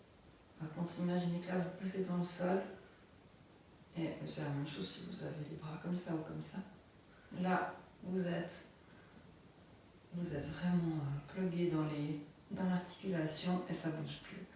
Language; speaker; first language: French; native; French